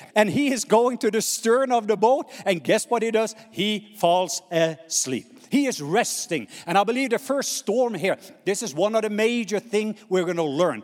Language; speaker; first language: English; non-native, fluent; Norwegian